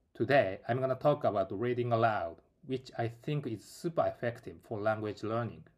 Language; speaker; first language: English; non-native, fluent; Japanese